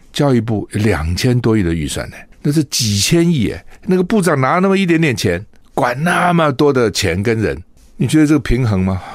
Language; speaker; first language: Chinese; native; Chinese